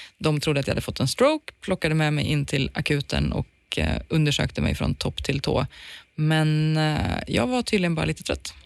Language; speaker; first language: Swedish; native; Swedish